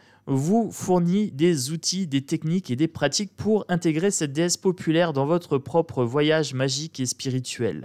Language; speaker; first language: French; native; French